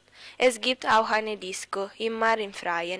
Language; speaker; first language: German; non-native, learner; Italian